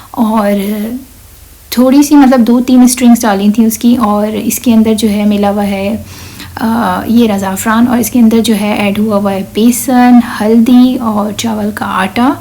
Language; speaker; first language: Urdu; native; Urdu